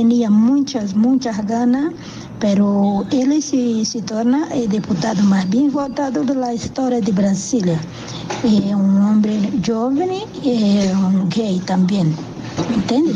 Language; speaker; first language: Spanish; non-native, learner; Portuguese